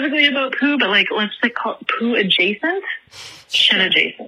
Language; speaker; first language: English; native; English